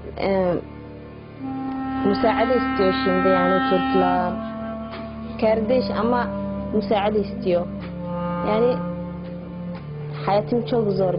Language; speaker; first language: Turkish; non-native, learner; Somali